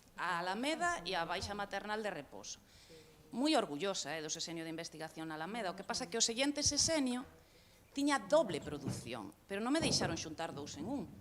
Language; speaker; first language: Galician; non-native, local second language; Spanish